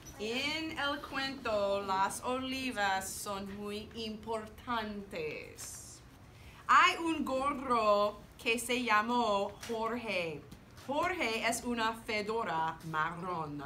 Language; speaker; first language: Spanish; non-native, learner; English